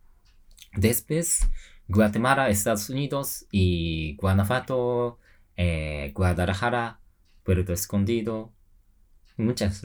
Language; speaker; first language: Spanish; non-native, learner; Japanese